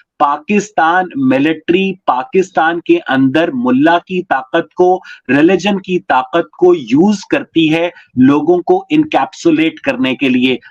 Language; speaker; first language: Urdu; native; Urdu